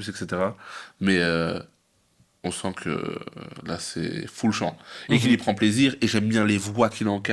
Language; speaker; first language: French; native; French